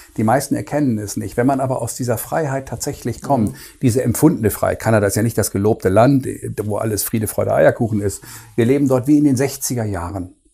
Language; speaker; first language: German; native; German